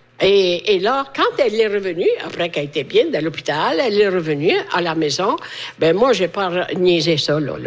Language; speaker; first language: French; non-native, fluent; Italian